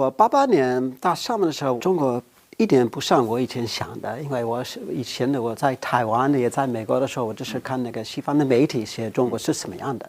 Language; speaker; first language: Chinese; non-native, fluent; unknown